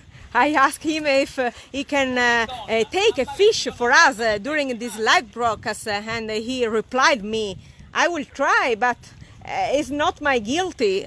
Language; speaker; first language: English; non-native, learner; Italian